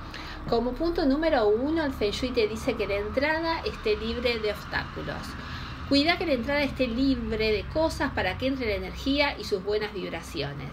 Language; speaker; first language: Spanish; native; Spanish